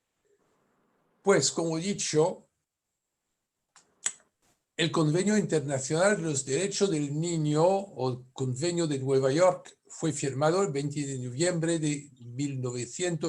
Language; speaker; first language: Spanish; non-native, fluent; French